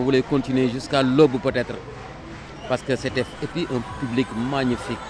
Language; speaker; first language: French; non-native, local second language; Wolof